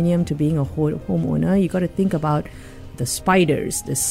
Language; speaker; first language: English; non-native, local second language; Tamil